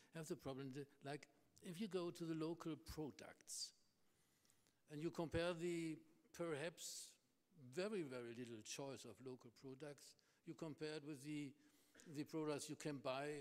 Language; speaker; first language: English; non-native, fluent; German